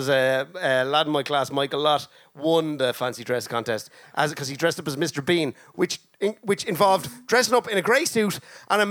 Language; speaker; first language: English; native; English